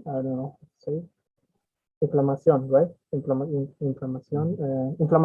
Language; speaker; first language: English; non-native, learner; Spanish